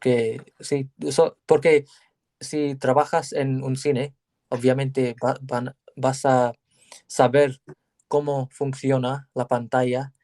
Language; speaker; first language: Spanish; non-native, learner; English